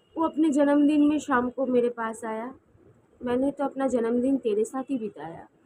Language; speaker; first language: Hindi; non-native, local second language; Bangla